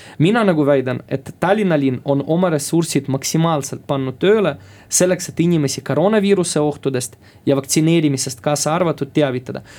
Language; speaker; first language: Estonian; non-native, local second language; Russian